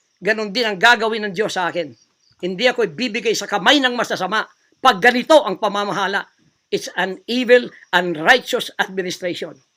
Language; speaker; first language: Filipino; non-native, local second language; Cebuano